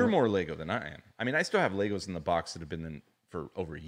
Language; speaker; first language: English; native; English